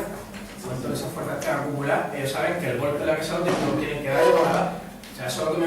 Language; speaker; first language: Spanish; native; Spanish